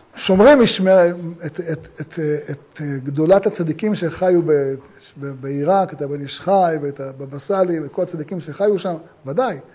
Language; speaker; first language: Hebrew; native; Hebrew